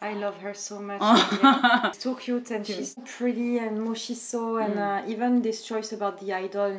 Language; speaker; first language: English; non-native, fluent; French